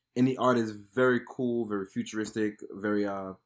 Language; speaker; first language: English; native; English